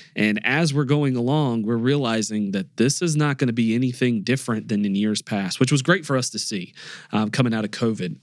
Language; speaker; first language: English; native; English